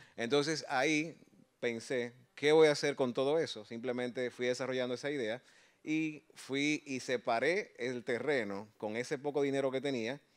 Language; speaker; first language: Spanish; native; Spanish